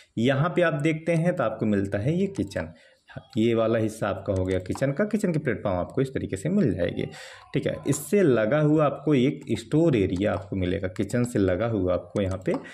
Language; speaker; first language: Hindi; native; Hindi